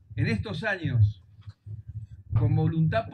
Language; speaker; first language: Spanish; native; Spanish